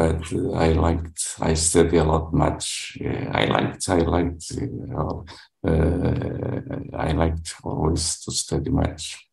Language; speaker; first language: English; non-native, learner; Portuguese